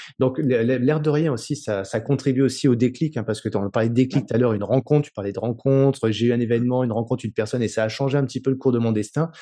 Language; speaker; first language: French; native; French